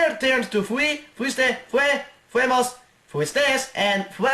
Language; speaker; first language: Spanish; non-native, learner; English